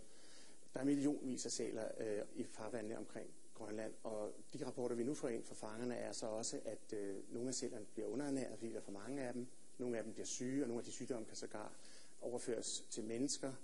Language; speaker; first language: Danish; native; Danish